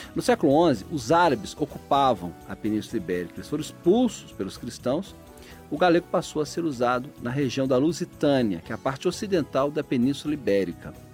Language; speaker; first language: Portuguese; native; Portuguese